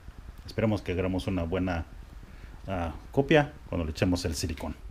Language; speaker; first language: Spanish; early bilingual, heritage; Spanish